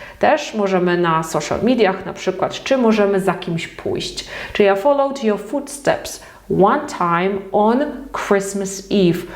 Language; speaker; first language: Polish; native; Polish